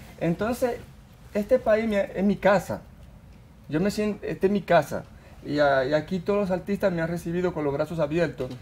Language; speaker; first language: Spanish; early bilingual, heritage; Spanish